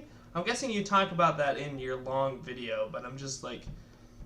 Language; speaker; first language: English; native; English